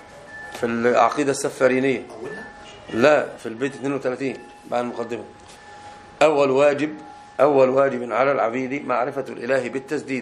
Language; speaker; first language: Arabic; native; Arabic